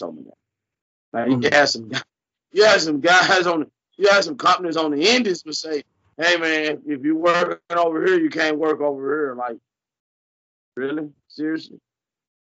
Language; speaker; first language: English; native; English